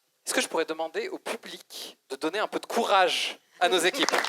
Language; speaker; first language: French; native; French